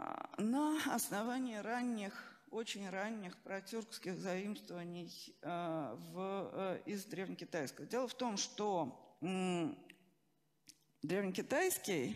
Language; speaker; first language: Russian; native; Russian